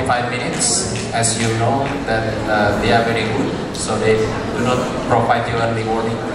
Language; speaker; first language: English; non-native, fluent; Indonesian